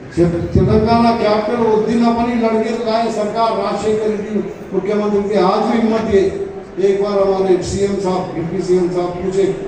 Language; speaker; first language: Hindi; non-native, local second language; Telugu